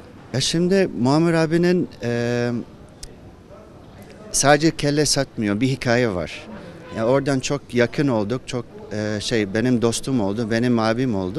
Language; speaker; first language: Turkish; non-native, fluent; Japanese